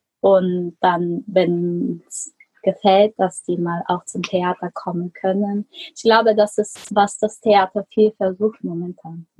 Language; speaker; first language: German; non-native, fluent; Korean